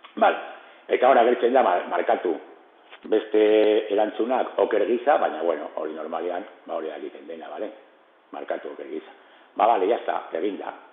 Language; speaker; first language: Basque; non-native, local second language; Spanish